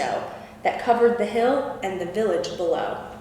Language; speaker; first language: English; native; English